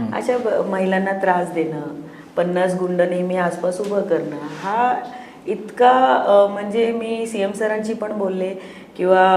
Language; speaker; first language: Marathi; non-native, fluent; Hindi